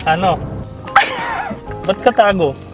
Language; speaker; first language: Filipino; non-native, learner; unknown